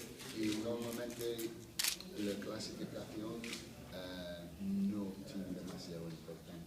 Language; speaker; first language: Spanish; non-native, fluent; English